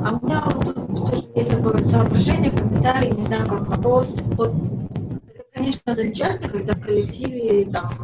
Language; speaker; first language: Russian; native; Russian